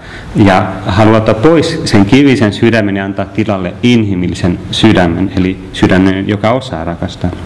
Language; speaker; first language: Finnish; native; Finnish